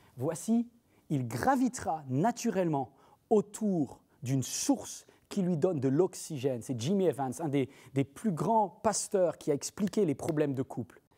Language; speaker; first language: French; native; French